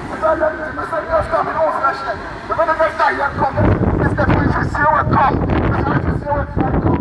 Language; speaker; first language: German; non-native, fluent; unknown